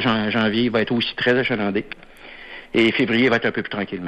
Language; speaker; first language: French; native; French